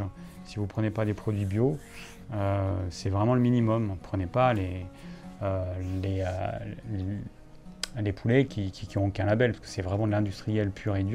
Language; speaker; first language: French; native; French